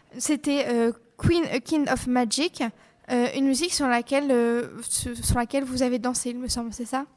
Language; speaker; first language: French; native; French